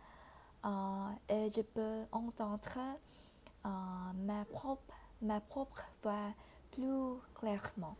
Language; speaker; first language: French; non-native, fluent; Vietnamese